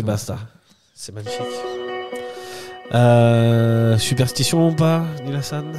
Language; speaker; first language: French; native; French